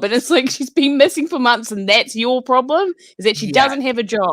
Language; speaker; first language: English; native; English